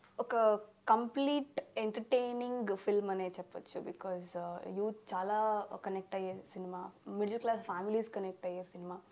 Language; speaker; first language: Telugu; early bilingual, heritage; Telugu